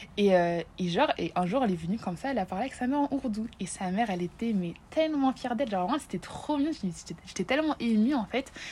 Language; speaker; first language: French; native; French